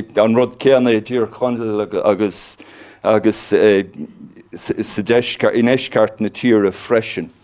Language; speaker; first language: Irish; non-native, local second language; English